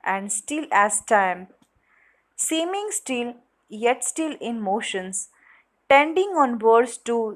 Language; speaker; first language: English; non-native, local second language; Gujarati